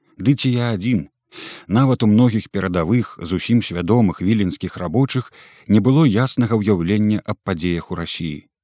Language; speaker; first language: Belarusian; native; Belarusian